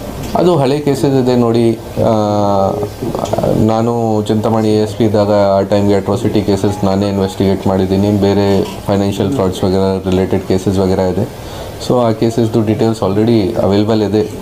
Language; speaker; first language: Kannada; non-native, fluent; Hindi